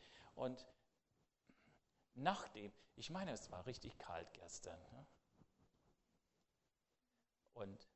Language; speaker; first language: German; non-native, fluent; English